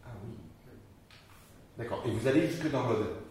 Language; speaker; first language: French; native; French